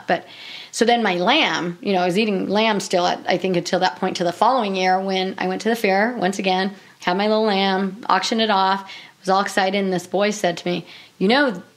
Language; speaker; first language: English; native; English